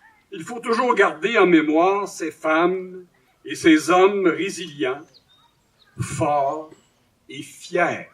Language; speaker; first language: French; native; French